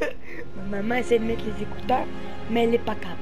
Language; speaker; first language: French; native; French